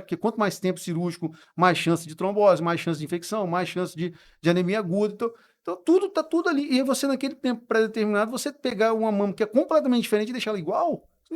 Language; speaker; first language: Portuguese; native; Portuguese